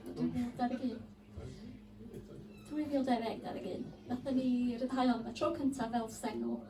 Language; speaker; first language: Welsh; native; Welsh